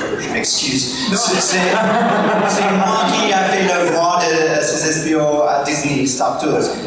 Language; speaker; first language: French; non-native, learner; English